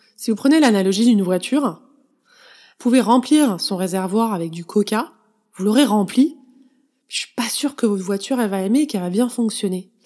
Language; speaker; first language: French; native; French